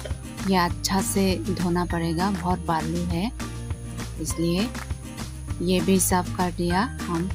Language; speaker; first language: Hindi; non-native, local second language; Karbi